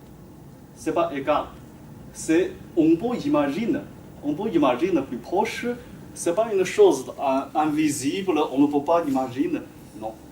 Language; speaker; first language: French; non-native, fluent; Chinese